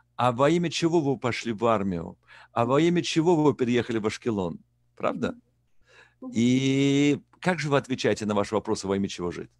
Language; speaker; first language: Russian; native; Russian